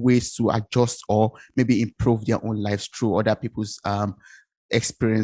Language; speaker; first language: English; non-native, local second language; Yoruba